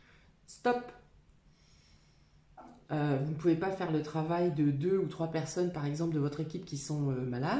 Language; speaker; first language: French; native; French